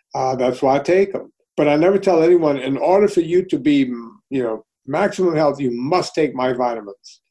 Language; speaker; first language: English; early bilingual, other home language; Italian